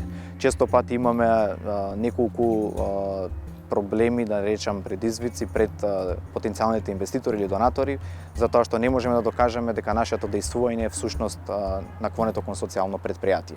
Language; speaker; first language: Macedonian; native; Macedonian